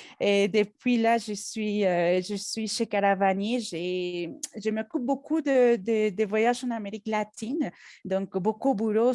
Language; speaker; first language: French; non-native, fluent; Spanish